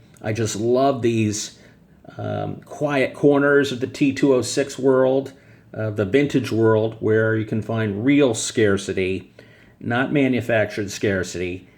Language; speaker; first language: English; native; English